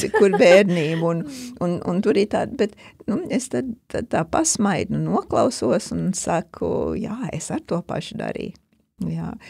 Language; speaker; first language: Latvian; early bilingual, heritage; Latvian